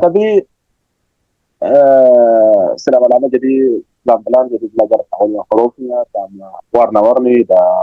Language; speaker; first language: Indonesian; non-native, fluent; Arabic